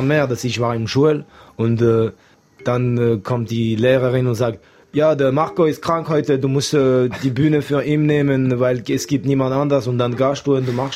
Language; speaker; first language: German; non-native, local second language; French